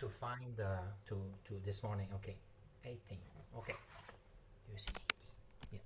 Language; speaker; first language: English; non-native, learner; Vietnamese